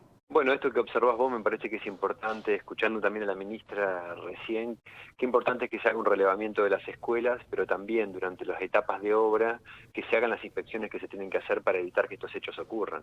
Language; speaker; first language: Spanish; native; Spanish